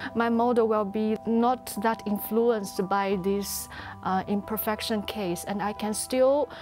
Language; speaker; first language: English; non-native, fluent; Chinese